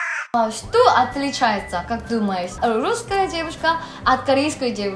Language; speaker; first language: Russian; non-native, learner; Korean